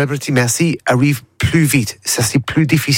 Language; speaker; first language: French; non-native, learner; English